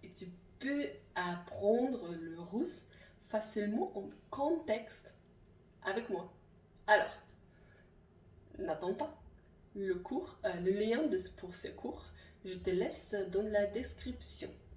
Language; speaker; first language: French; non-native, learner; Russian